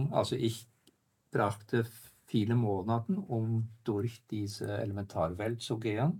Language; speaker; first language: German; non-native, fluent; Norwegian